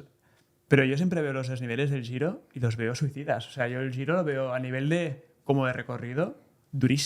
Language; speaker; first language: Spanish; native; Spanish